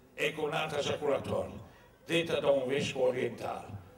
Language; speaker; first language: Italian; native; Italian